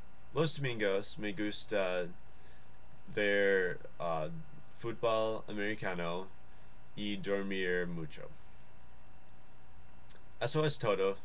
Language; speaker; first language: Spanish; non-native, learner; English